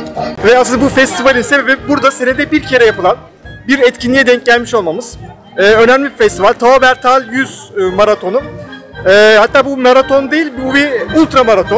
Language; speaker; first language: Turkish; native; Turkish